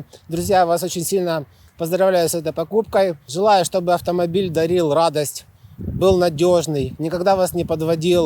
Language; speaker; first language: Russian; native; Russian